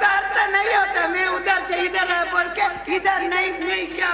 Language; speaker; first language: Hindi; non-native, local second language; Kannada